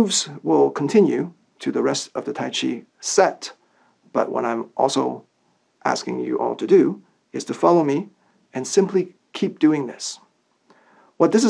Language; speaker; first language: English; non-native, local second language; Cantonese